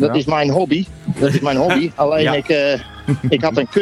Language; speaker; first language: Dutch; native; Dutch